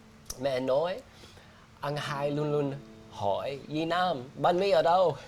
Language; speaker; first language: Vietnamese; early bilingual, heritage; English